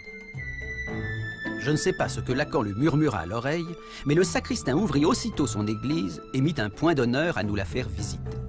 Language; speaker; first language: French; native; French